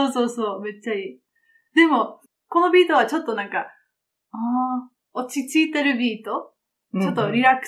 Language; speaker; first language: Japanese; non-native, learner; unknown